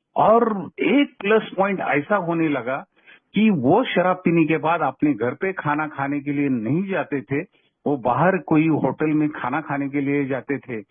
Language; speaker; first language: Hindi; non-native, local second language; Kannada